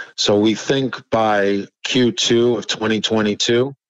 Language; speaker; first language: English; native; English